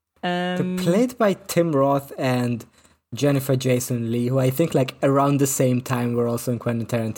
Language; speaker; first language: English; non-native, fluent; German